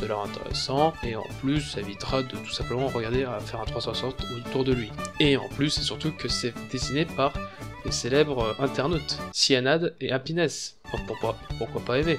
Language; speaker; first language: French; native; French